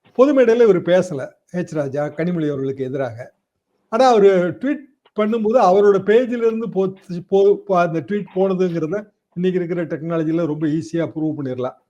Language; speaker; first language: Tamil; native; Tamil